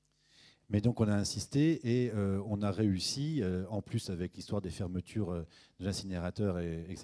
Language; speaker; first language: French; native; French